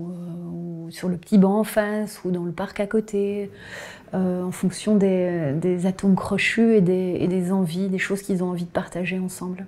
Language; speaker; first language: French; native; French